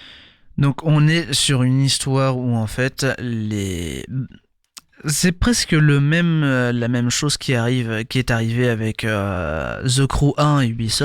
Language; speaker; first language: French; native; French